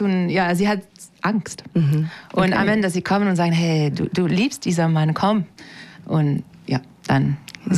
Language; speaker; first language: German; non-native, fluent; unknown